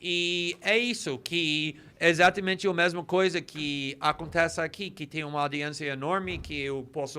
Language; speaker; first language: Portuguese; non-native, fluent; English